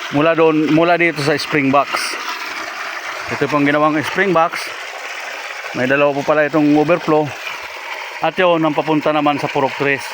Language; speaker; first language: Filipino; non-native, local second language; Bikol